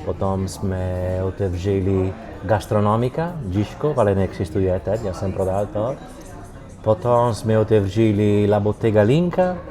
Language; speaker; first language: Czech; non-native, learner; Italian